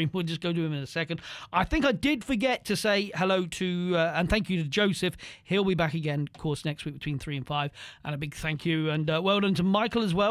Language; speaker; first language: English; native; English